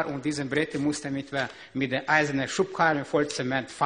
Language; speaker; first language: German; non-native, learner; Ukrainian